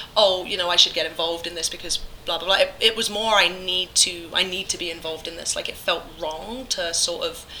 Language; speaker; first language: English; native; English